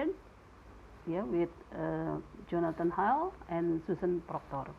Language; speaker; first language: English; non-native, fluent; Indonesian